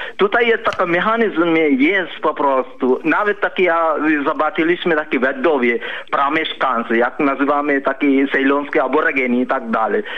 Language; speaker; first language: Polish; non-native, fluent; Sinhala